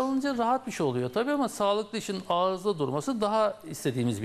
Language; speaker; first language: Turkish; native; Turkish